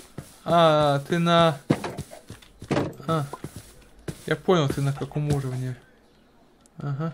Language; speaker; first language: Russian; native; Russian